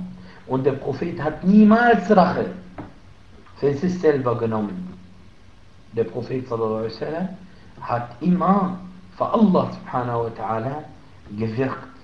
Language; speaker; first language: German; non-native, fluent; Arabic